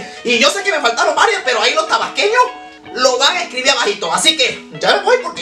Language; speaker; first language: Spanish; native; Spanish